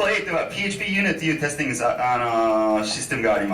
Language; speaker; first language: Japanese; non-native, fluent; English